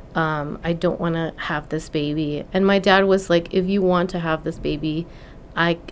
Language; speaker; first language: English; non-native, fluent; Spanish